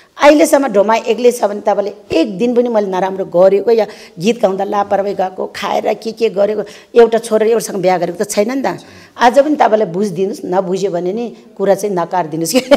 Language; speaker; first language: Nepali; non-native, local second language; Eastern Tamang